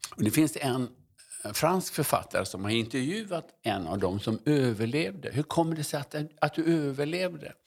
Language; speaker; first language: Swedish; native; Swedish